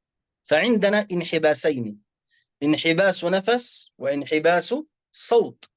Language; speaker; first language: Arabic; native; Arabic